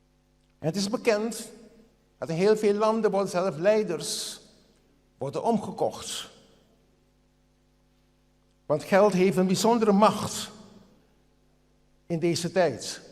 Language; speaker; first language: Dutch; non-native, local second language; Papiamento